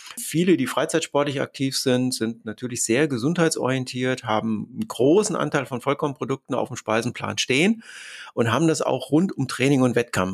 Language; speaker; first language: German; native; German